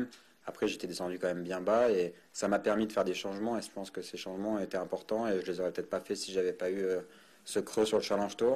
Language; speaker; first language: French; native; French